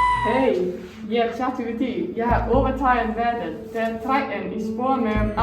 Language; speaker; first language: Danish; non-native, learner; Icelandic